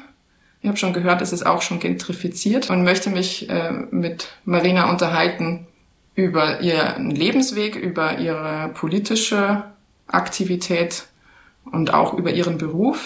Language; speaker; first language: German; native; German